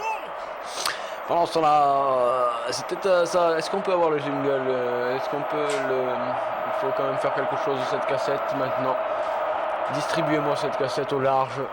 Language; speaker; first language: French; native; French